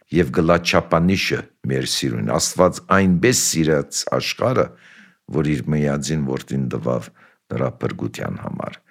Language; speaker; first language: Armenian; early bilingual, heritage; Armenian